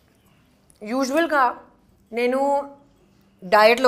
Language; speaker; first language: Telugu; non-native, local second language; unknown